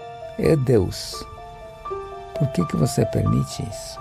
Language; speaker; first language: Portuguese; non-native, fluent; Polish